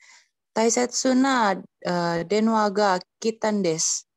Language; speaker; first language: Japanese; non-native, learner; Indonesian